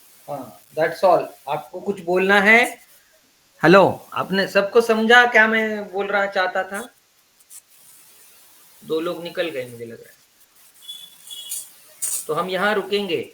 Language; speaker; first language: Hindi; native; Hindi